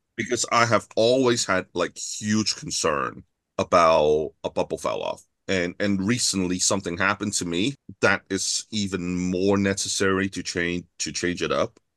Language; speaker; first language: English; non-native, local second language; Cantonese